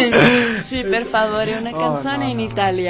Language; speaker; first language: Italian; non-native, learner; Spanish